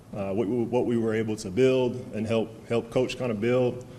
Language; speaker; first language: English; native; English